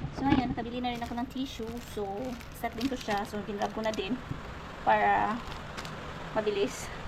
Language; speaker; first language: Filipino; non-native, local second language; Cebuano